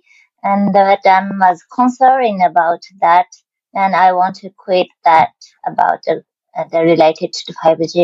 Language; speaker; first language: English; non-native, learner; Japanese